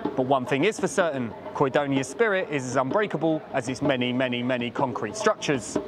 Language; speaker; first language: English; native; English